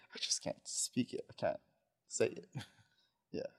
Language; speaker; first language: English; non-native, fluent; Filipino